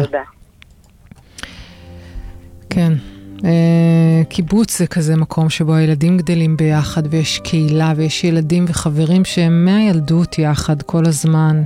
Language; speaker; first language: Hebrew; native; Hebrew